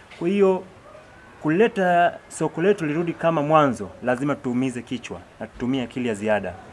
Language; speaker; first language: Swahili; native; Swahili